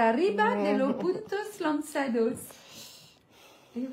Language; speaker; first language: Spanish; non-native, learner; French